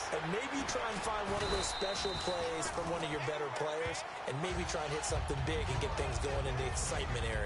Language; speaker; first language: English; native; English